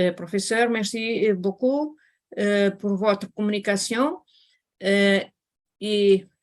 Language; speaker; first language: French; non-native, learner; Portuguese